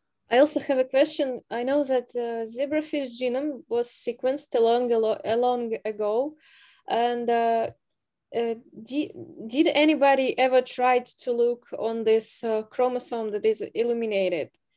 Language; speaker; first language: English; non-native, fluent; Russian